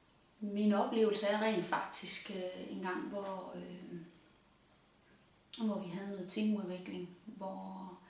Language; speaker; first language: Danish; native; Danish